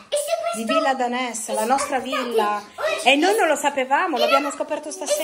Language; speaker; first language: Italian; native; Italian